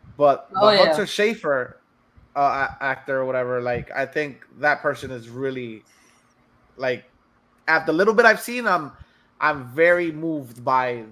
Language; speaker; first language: English; native; English